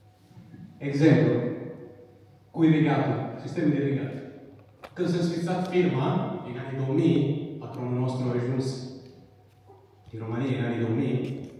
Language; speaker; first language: Romanian; non-native, learner; Italian